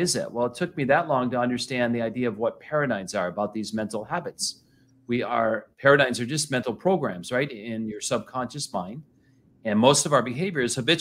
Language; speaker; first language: English; native; English